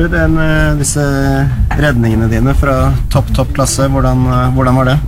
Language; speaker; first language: Norwegian; native; Norwegian